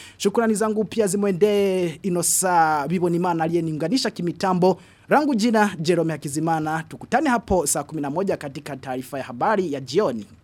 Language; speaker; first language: Swahili; non-native, local second language; Rundi